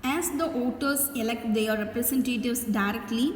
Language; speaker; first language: English; non-native, local second language; Tamil